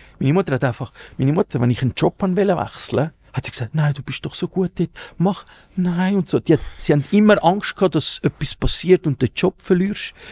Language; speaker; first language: German; early bilingual, other home language; Spanish